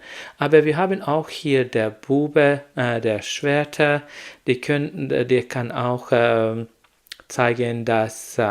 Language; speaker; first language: German; non-native, learner; Hungarian